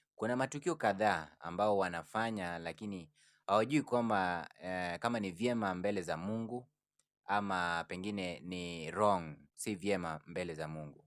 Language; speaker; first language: Swahili; non-native, local second language; Luo (Kenya and Tanzania)